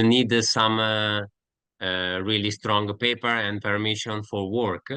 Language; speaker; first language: English; non-native, learner; Italian